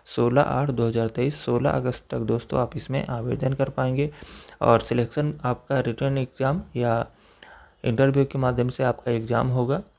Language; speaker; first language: Hindi; native; Hindi